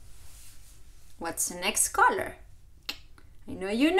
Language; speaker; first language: English; non-native, fluent; Spanish